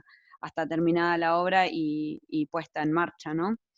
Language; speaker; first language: Spanish; native; Spanish